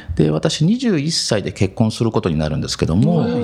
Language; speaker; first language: Japanese; native; Japanese